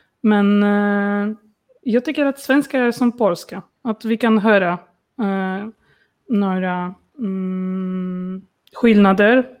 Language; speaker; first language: Swedish; non-native, learner; Polish